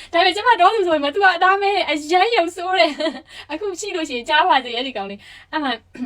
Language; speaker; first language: Burmese; native; Burmese